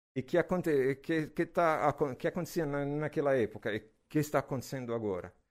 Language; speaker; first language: Portuguese; non-native, fluent; Italian